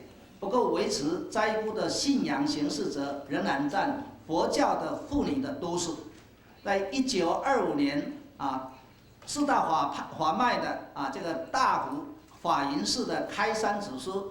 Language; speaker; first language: Chinese; native; Chinese